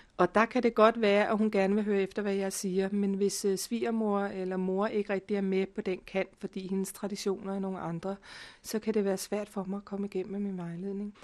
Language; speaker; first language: Danish; native; Danish